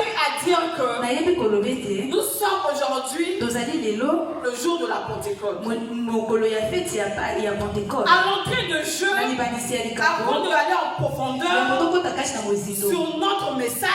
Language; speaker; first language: French; non-native, local second language; Lingala